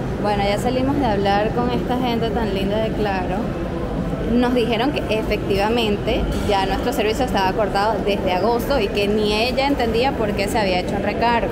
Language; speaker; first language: Spanish; native; Spanish